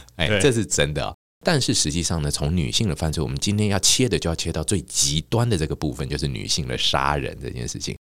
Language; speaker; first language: Chinese; native; Chinese